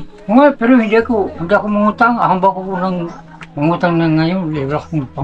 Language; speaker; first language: Filipino; non-native, local second language; Bikol